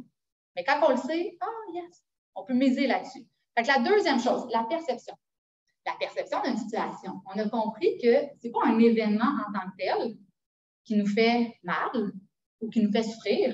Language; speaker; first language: French; native; French